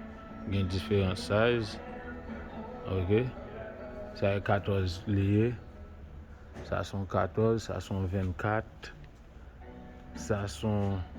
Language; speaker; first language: French; non-native, learner; Haitian Creole